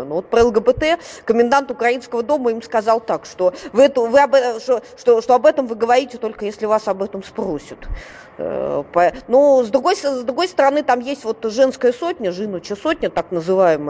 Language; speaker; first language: Russian; native; Russian